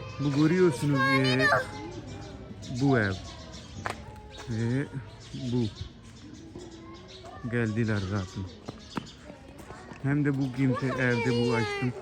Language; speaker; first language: Turkish; non-native, learner; Urdu